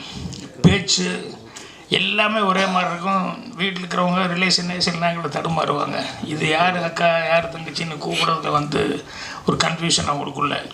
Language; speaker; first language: Tamil; native; Tamil